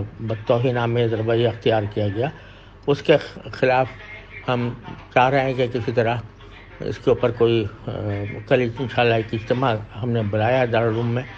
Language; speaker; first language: Urdu; native; Urdu